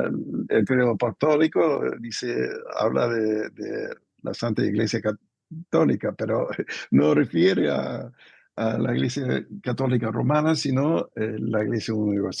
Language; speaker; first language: Spanish; non-native, fluent; English